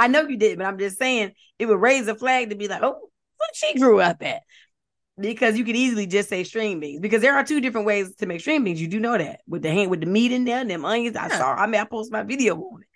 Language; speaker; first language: English; native; English